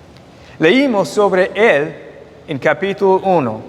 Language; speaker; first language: Spanish; non-native, fluent; English